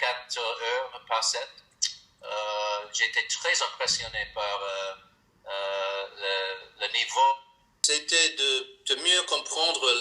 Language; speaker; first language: French; non-native, learner; English